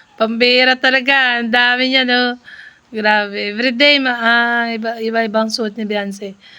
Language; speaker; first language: Filipino; non-native, local second language; Iloko